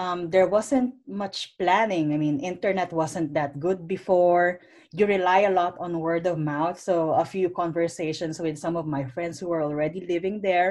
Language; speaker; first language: English; non-native, local second language; Filipino